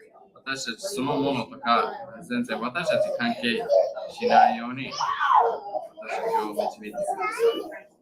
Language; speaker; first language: Japanese; non-native, learner; English